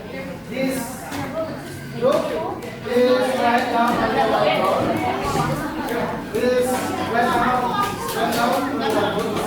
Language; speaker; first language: English; non-native, learner; Indonesian